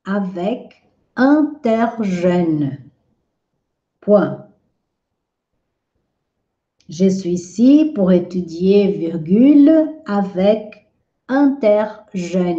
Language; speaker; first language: French; non-native, fluent; Portuguese